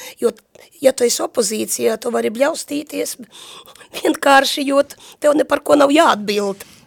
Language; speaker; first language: Latvian; native; Latvian